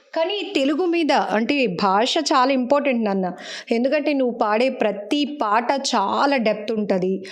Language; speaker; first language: Telugu; native; Telugu